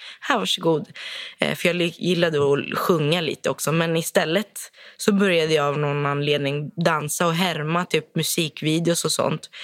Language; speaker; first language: Swedish; early bilingual, other home language; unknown